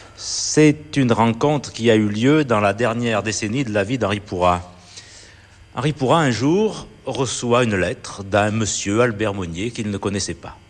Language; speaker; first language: French; native; French